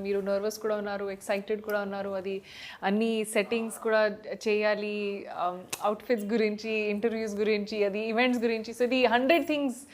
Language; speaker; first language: Telugu; non-native, fluent; Hindi